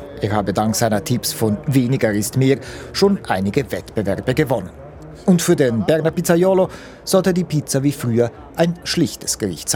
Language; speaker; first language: German; native; German